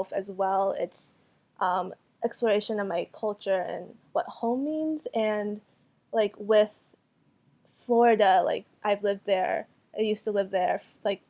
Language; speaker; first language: English; early bilingual, other home language; Cantonese